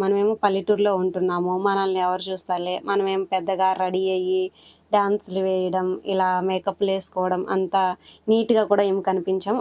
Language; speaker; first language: Telugu; non-native, local second language; Lambadi